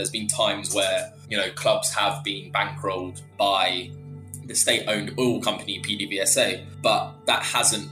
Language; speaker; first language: English; native; English